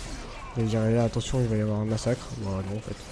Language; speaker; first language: French; native; French